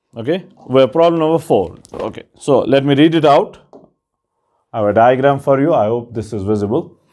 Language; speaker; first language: English; non-native, local second language; Kashmiri